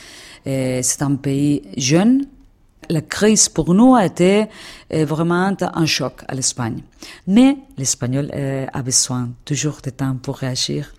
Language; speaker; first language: French; non-native, fluent; Spanish